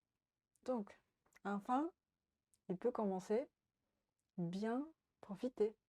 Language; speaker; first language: French; non-native, fluent; Japanese